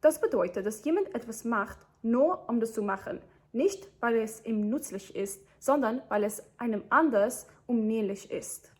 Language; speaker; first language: German; non-native, learner; English